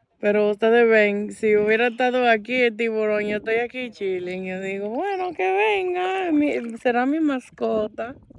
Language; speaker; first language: Spanish; non-native, fluent; English